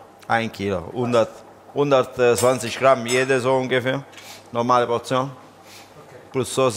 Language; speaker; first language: German; non-native, learner; Italian